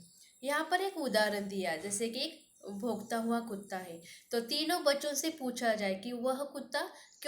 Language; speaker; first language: Hindi; native; Hindi